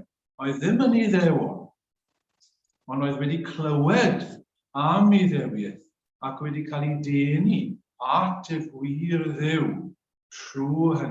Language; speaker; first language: Welsh; native; Welsh